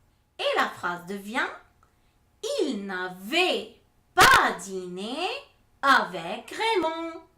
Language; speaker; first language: French; non-native, fluent; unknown